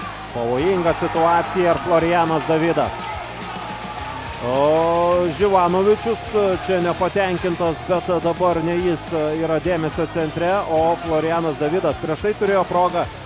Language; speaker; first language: Lithuanian; native; Lithuanian